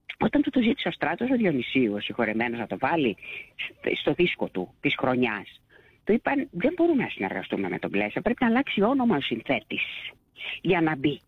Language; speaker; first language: Greek; native; Greek